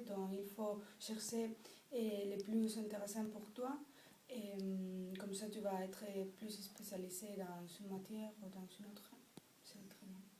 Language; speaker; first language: French; non-native, fluent; Spanish